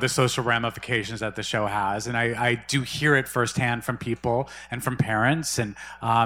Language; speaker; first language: English; native; English